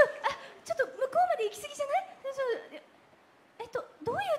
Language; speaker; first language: Japanese; native; Japanese